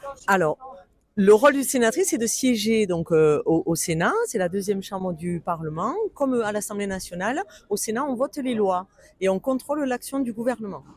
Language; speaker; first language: French; native; French